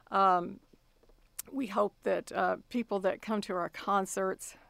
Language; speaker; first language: English; native; English